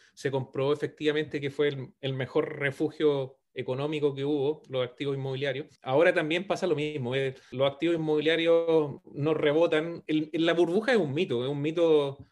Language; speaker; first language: Spanish; native; Spanish